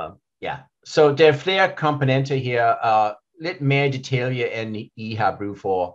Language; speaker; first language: Danish; non-native, learner; English